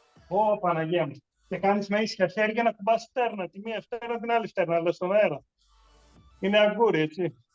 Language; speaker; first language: Greek; native; Greek